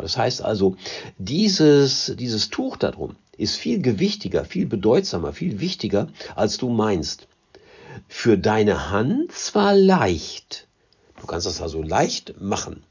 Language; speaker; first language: German; native; German